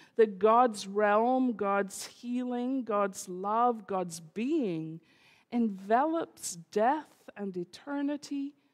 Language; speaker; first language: English; native; English